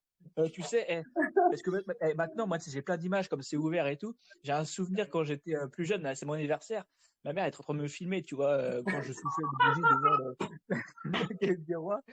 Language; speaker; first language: French; native; French